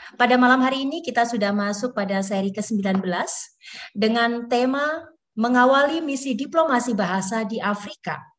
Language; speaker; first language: Indonesian; native; Indonesian